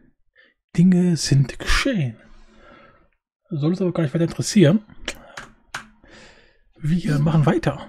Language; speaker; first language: German; native; German